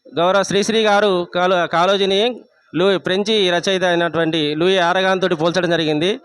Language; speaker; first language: Telugu; native; Telugu